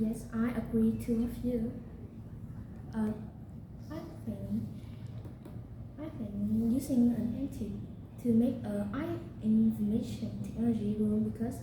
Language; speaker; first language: English; non-native, learner; Vietnamese